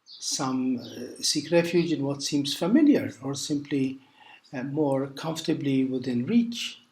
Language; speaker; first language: English; non-native, local second language; Maltese